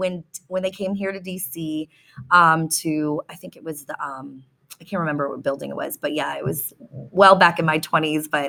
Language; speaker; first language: English; native; English